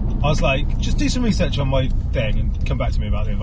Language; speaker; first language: English; native; English